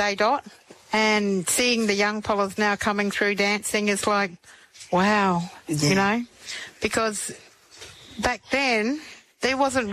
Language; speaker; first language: English; native; English